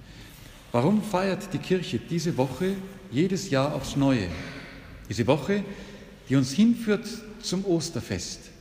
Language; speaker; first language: German; native; German